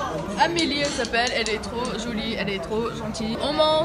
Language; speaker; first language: French; native; French